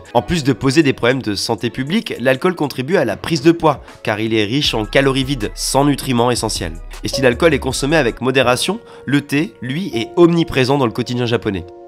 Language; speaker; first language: French; native; French